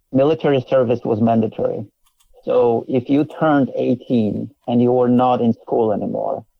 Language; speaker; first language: English; non-native, fluent; Polish